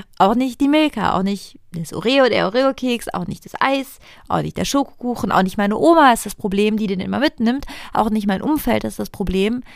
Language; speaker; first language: German; non-native, fluent; Italian